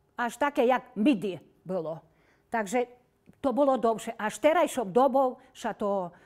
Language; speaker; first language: Slovak; non-native, local second language; Rusyn